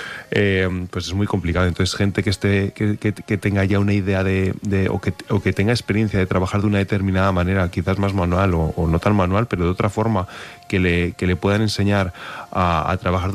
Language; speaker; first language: Spanish; native; Spanish